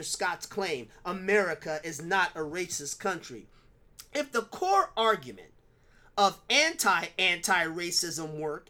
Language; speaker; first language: English; native; English